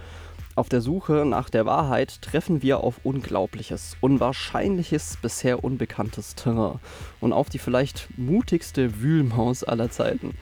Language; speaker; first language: German; native; German